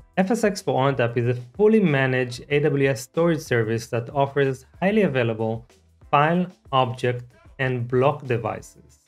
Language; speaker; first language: English; non-native, fluent; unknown